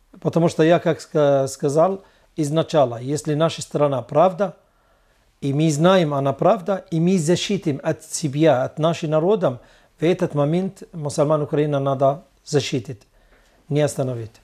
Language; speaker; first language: Russian; non-native, learner; Arabic